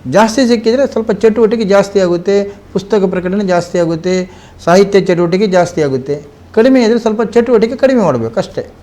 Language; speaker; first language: Kannada; non-native, local second language; Konkani